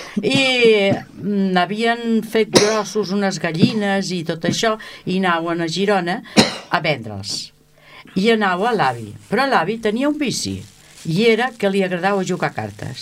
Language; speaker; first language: Catalan; native; Catalan